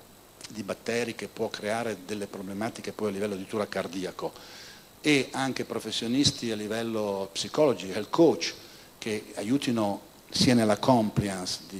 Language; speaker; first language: Italian; native; Italian